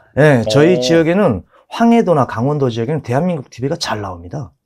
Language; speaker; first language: Korean; native; Korean